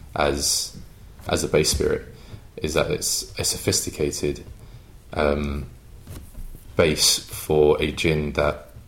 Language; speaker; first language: English; native; English